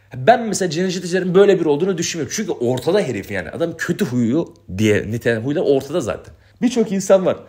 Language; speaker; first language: Turkish; native; Turkish